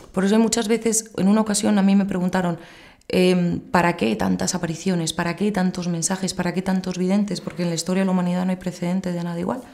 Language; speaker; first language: Spanish; native; Spanish